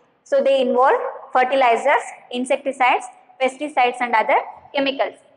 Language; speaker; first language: English; non-native, local second language; Kannada